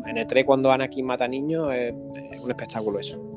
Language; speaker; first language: Spanish; native; Spanish